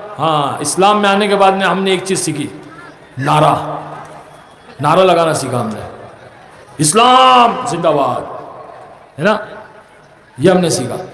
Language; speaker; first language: Urdu; native; Urdu